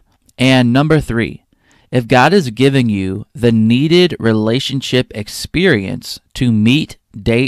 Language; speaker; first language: English; native; English